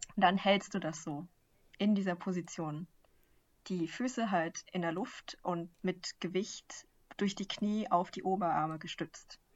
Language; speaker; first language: German; early bilingual, other home language; Vietnamese